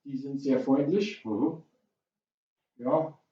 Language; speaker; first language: German; non-native, fluent; English